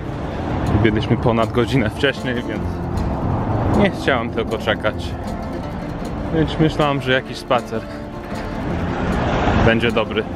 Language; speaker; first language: Polish; non-native, learner; English